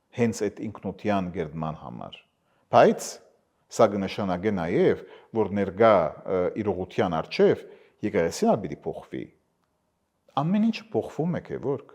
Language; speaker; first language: Armenian; early bilingual, heritage; Armenian